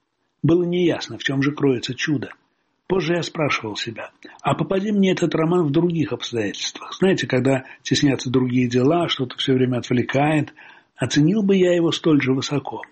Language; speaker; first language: Russian; native; Russian